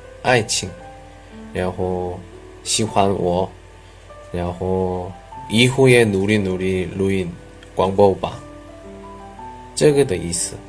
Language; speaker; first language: Chinese; non-native, learner; Korean